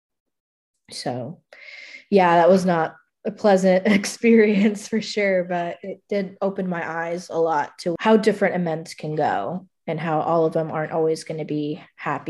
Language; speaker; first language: English; native; English